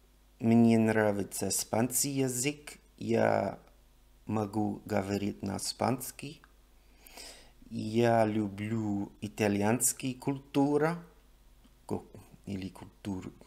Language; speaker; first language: Russian; non-native, learner; English